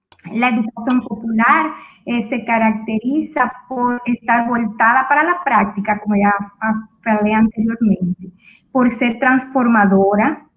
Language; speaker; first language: Portuguese; non-native, fluent; Spanish